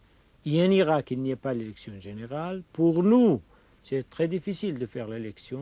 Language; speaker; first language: French; non-native, fluent; Kurdish